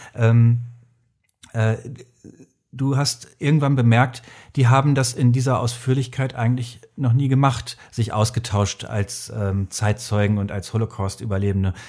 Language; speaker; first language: German; native; German